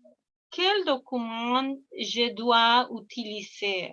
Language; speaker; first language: French; non-native, fluent; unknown